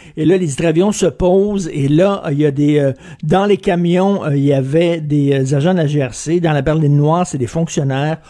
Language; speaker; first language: French; native; French